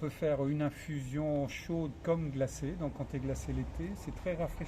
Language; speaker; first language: French; native; French